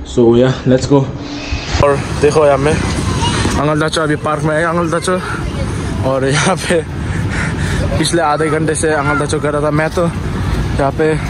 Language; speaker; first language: Hindi; non-native, local second language; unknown